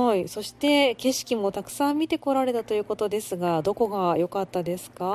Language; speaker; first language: Japanese; native; Japanese